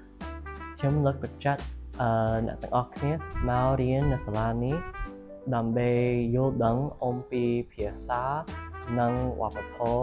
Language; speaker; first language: Khmer; non-native, learner; English